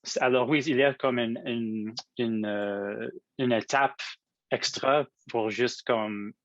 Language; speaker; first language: French; non-native, local second language; English